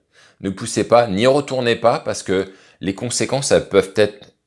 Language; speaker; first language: French; native; French